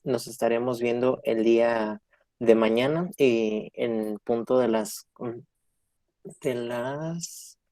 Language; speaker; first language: Spanish; native; Spanish